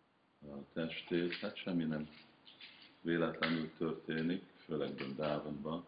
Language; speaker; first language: Hungarian; early bilingual, heritage; Hungarian